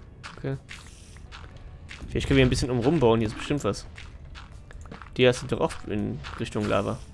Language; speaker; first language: German; native; German